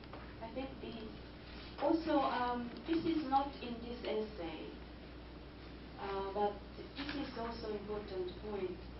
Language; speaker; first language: English; non-native, fluent; Japanese